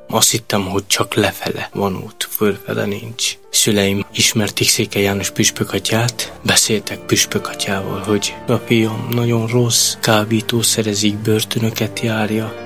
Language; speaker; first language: Hungarian; non-native, local second language; Romany